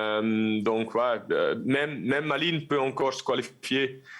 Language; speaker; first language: French; non-native, local second language; Dutch